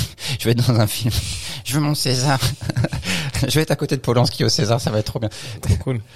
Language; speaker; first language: French; native; French